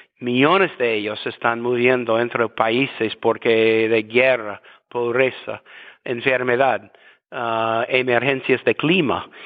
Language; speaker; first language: Spanish; non-native, fluent; English